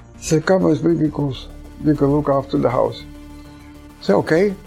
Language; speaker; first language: English; non-native, fluent; Dutch